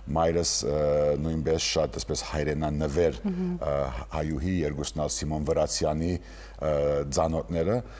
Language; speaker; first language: Armenian; early bilingual, heritage; Armenian